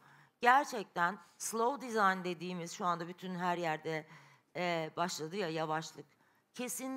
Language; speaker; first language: Turkish; native; Turkish